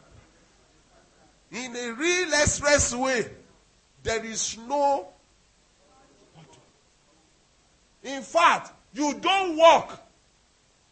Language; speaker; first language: English; non-native, local second language; Yoruba